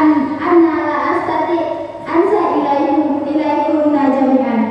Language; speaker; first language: Arabic; non-native, learner; Indonesian